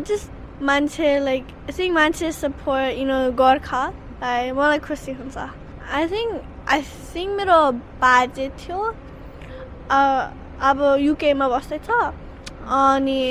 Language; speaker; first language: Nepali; early bilingual, heritage; Nepali